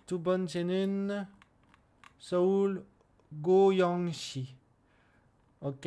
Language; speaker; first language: Korean; non-native, learner; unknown